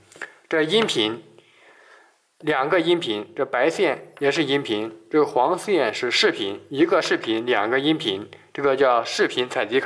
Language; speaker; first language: Chinese; native; Chinese